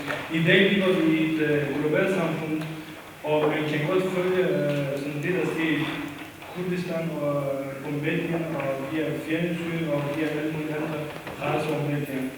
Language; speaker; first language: Danish; non-native, learner; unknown